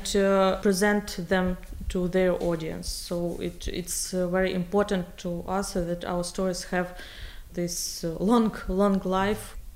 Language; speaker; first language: English; non-native, learner; Ukrainian